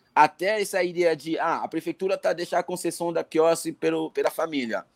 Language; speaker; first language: Portuguese; non-native, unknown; Haitian Creole